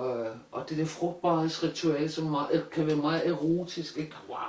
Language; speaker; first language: Danish; non-native, local second language; Kalaallisut